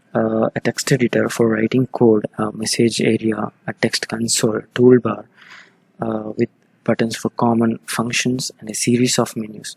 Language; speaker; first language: English; non-native, local second language; Telugu